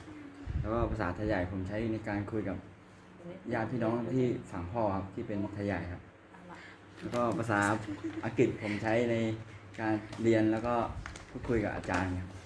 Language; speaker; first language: Thai; non-native, local second language; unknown